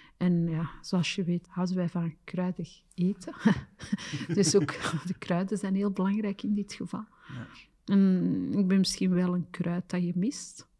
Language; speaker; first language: Dutch; early bilingual, other home language; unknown